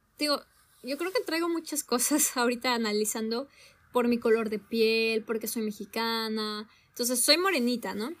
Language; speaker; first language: Spanish; native; Spanish